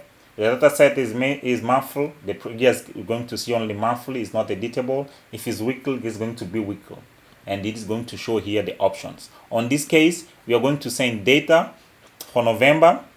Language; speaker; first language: English; non-native, local second language; Portuguese